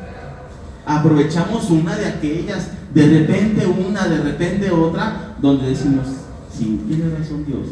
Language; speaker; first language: Spanish; native; Spanish